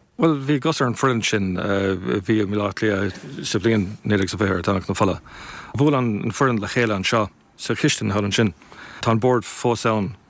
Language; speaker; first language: Irish; non-native, local second language; English